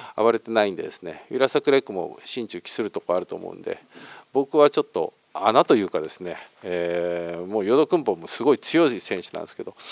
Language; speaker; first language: Japanese; native; Japanese